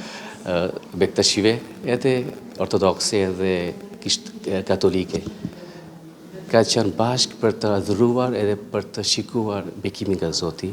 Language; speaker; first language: Albanian; non-native, fluent; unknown